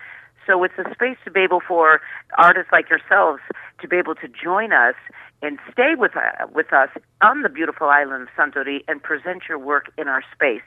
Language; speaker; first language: English; native; English